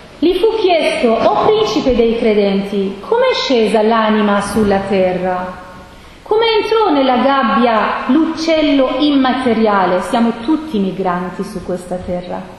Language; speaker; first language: Italian; non-native, fluent; Persian